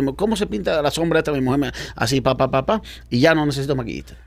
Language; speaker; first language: Spanish; native; Spanish